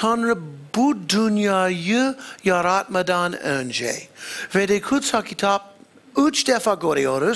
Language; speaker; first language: Turkish; non-native, fluent; English